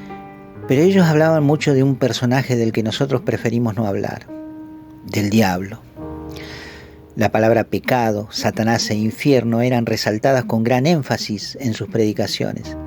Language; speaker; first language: Spanish; native; Spanish